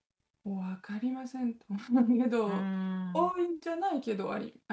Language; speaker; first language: Japanese; non-native, learner; French